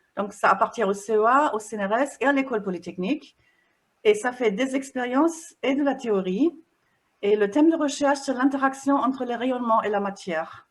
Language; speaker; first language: French; non-native, fluent; German